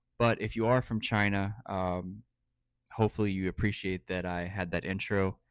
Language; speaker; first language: English; native; English